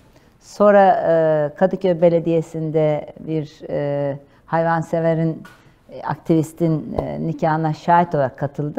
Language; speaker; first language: Turkish; native; Turkish